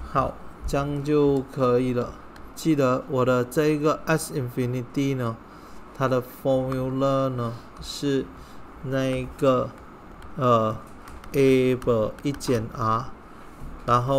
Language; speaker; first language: Chinese; non-native, local second language; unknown